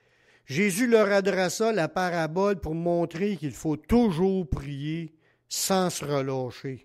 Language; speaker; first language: French; native; French